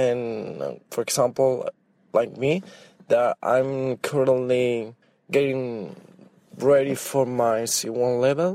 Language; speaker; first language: English; non-native, fluent; Spanish